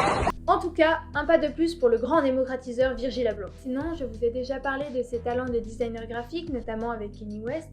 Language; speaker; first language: French; native; French